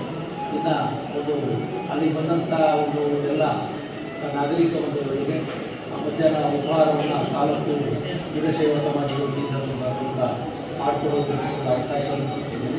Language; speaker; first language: Kannada; native; Kannada